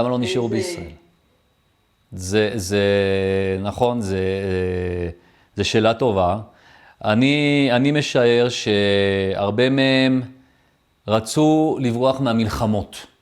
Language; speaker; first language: Hebrew; early bilingual, other home language; French